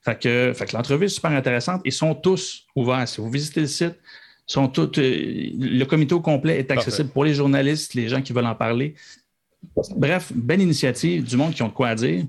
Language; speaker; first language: French; native; French